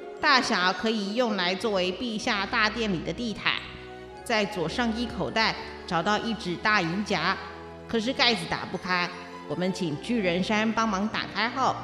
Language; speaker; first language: Chinese; native; Chinese